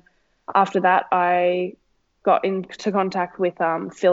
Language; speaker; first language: English; native; English